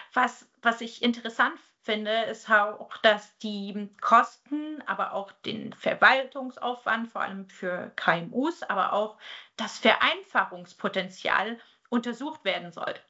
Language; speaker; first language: German; native; German